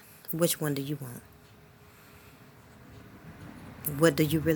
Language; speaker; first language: English; native; English